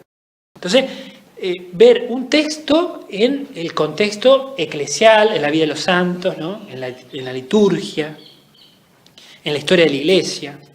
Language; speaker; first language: Spanish; native; Spanish